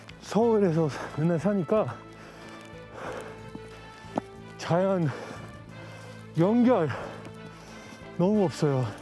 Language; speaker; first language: Korean; early bilingual, heritage; Korean